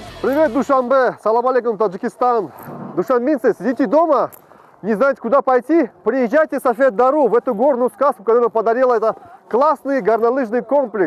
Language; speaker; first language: Russian; non-native, local second language; Tajik